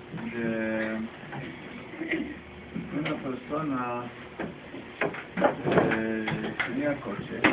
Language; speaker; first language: Portuguese; non-native, learner; Spanish